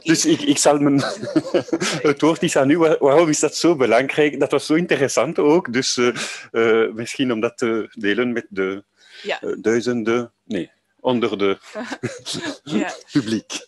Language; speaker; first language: Dutch; non-native, learner; French